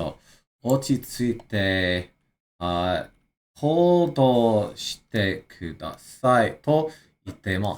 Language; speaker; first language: Japanese; non-native, learner; English